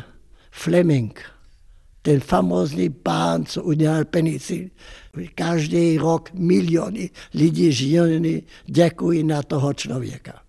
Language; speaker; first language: Czech; non-native, fluent; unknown